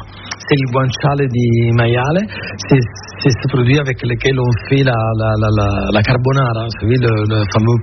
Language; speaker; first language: French; non-native, fluent; Italian